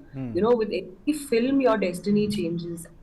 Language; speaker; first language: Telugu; non-native, learner; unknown